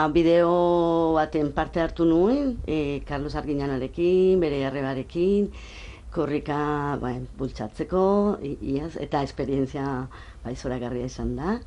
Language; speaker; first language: Basque; non-native, local second language; Spanish